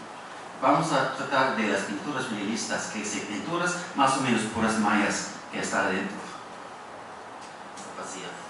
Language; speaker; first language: Spanish; non-native, fluent; English